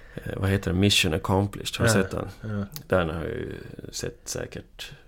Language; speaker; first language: Swedish; native; Swedish